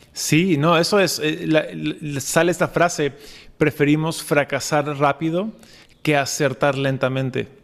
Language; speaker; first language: Spanish; native; Spanish